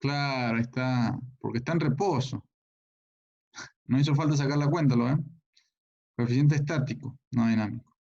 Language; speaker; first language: Spanish; native; Spanish